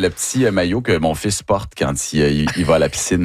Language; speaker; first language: French; native; French